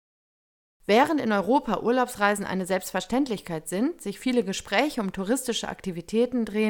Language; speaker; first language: German; native; German